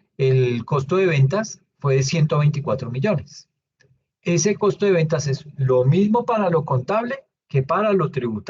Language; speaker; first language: Spanish; native; Spanish